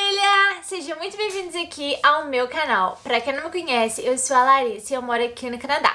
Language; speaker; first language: Portuguese; native; Portuguese